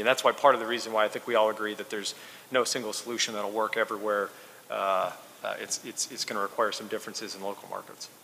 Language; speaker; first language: English; native; English